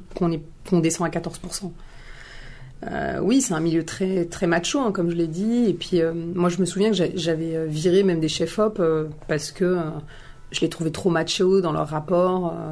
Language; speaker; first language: French; native; French